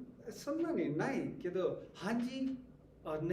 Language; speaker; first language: Japanese; non-native, learner; Hindi